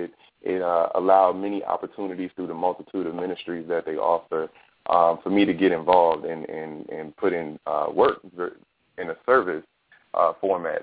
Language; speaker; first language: English; native; English